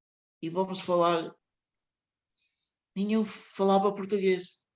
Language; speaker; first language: Portuguese; early bilingual, heritage; English